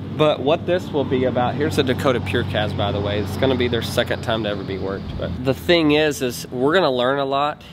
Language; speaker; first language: English; native; English